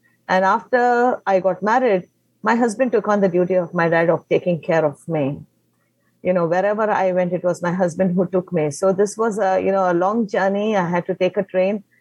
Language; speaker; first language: English; non-native, local second language; Konkani